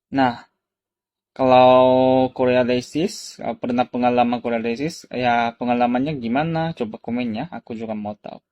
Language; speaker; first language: Indonesian; non-native, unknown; Korean